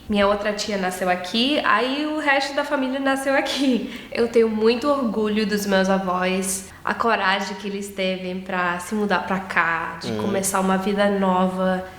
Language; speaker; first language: Portuguese; early bilingual, heritage; English